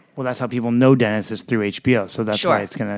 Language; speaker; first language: English; native; English